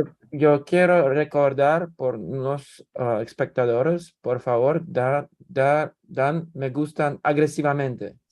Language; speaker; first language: Spanish; non-native, learner; English